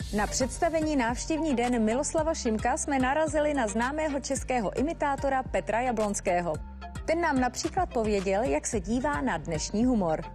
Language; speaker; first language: Czech; native; Czech